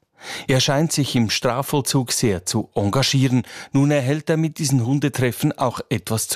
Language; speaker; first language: German; native; German